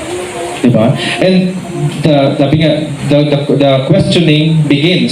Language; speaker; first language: English; non-native, local second language; Filipino